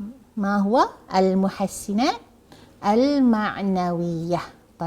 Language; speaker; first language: Arabic; non-native, fluent; Malay